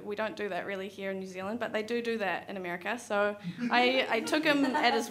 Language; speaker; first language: English; native; English